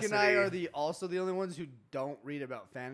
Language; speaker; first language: English; native; English